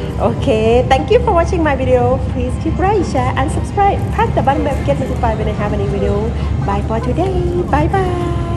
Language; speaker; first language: English; non-native, learner; Thai